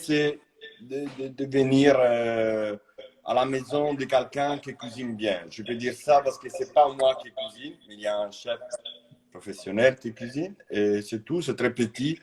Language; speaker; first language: French; non-native, fluent; Italian